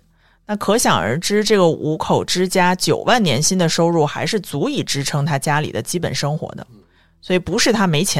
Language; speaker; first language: Chinese; native; Chinese